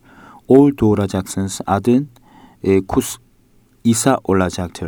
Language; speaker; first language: Turkish; non-native, fluent; Korean